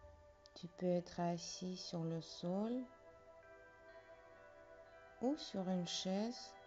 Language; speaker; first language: French; non-native, fluent; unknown